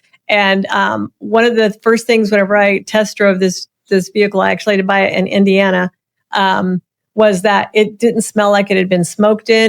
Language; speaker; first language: English; native; English